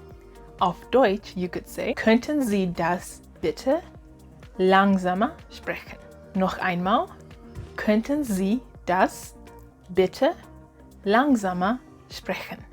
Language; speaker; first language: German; non-native, fluent; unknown